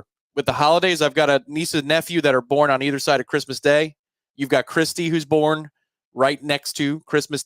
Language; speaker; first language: English; native; English